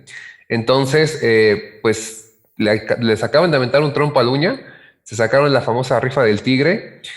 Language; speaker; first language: Spanish; native; Spanish